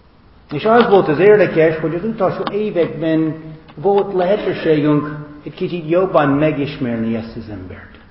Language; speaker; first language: Hungarian; non-native, learner; English